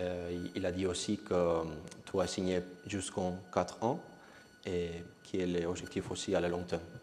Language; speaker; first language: French; non-native, learner; Spanish